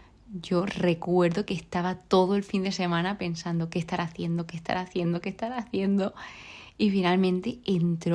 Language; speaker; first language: Spanish; native; Spanish